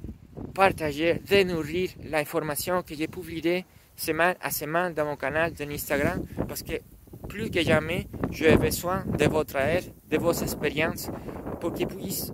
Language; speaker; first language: French; non-native, learner; Spanish